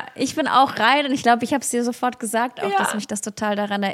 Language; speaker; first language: German; early bilingual, other home language; Russian